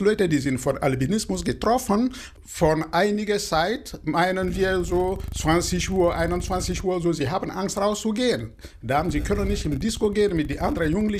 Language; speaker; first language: German; non-native, learner; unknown